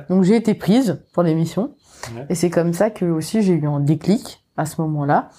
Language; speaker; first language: French; non-native, local second language; Morisyen